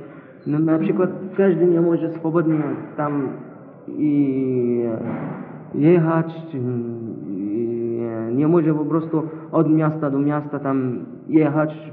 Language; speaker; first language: Polish; non-native, learner; Arabic